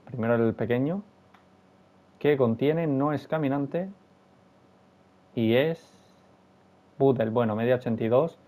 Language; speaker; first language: Spanish; native; Spanish